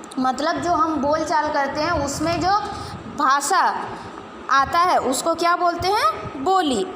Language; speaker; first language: Hindi; non-native, local second language; Odia